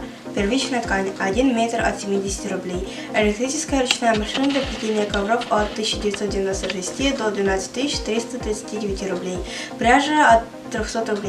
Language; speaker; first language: Russian; non-native, local second language; Yakut